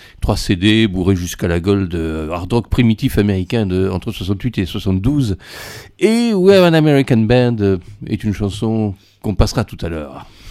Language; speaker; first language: French; native; French